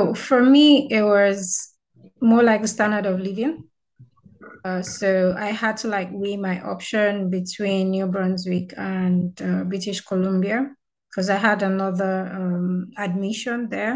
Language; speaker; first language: English; non-native, local second language; Yoruba